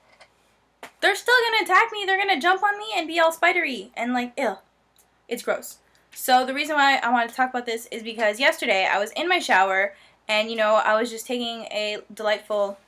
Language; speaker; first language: English; native; English